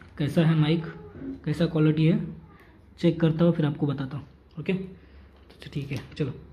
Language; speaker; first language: Hindi; non-native, local second language; Marathi